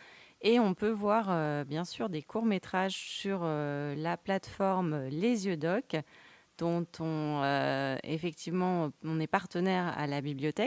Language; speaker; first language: French; native; French